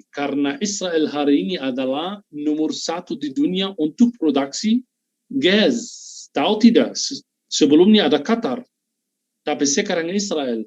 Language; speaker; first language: Indonesian; non-native, fluent; Arabic